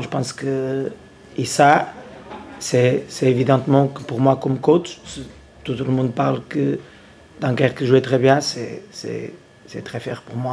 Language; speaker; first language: French; non-native, learner; Portuguese